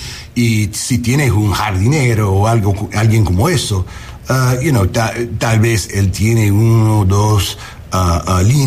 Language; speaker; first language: Spanish; non-native, learner; English